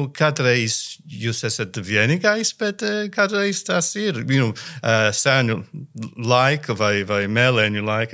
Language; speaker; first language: Latvian; non-native, learner; English